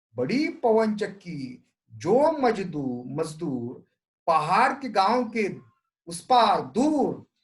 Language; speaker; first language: Hindi; non-native, local second language; Marathi